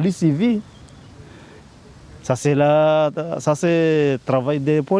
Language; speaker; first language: French; non-native, learner; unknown